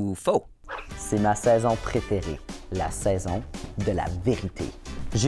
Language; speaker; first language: French; native; French